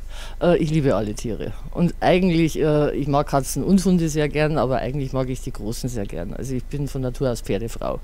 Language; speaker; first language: German; native; German